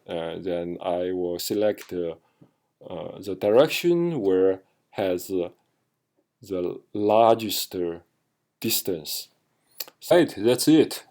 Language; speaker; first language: English; non-native, fluent; Chinese